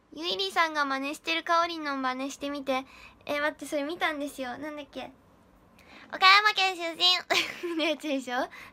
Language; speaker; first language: Japanese; native; Japanese